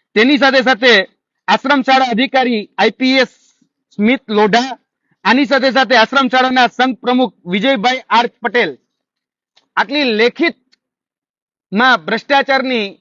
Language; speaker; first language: Gujarati; native; Gujarati